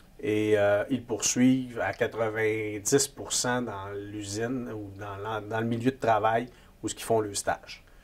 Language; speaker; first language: French; native; French